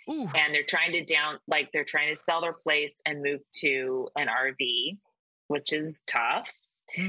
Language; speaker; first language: English; native; English